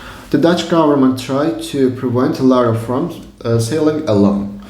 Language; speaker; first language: English; non-native, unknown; Azerbaijani